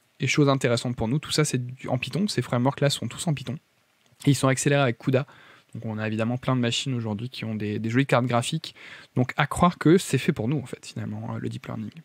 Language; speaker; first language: French; native; French